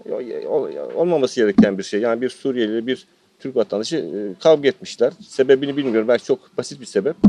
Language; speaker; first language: Turkish; native; Turkish